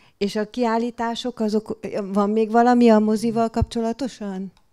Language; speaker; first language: Hungarian; native; Hungarian